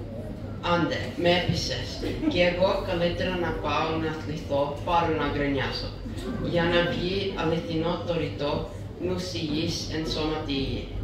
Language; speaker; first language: Greek; early bilingual, heritage; Greek